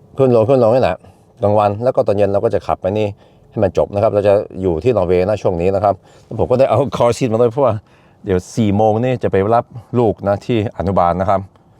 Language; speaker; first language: Thai; non-native, fluent; Swedish